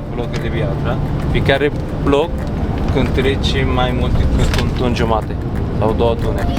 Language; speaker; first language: Romanian; non-native, fluent; Arabic